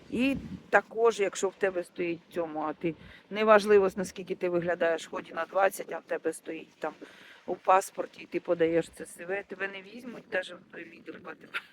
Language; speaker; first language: Ukrainian; non-native, local second language; Russian